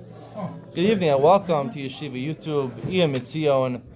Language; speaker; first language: English; native; English